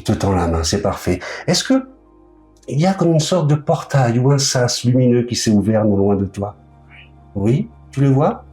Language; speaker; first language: French; native; French